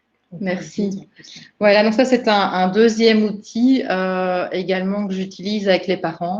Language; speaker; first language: French; native; French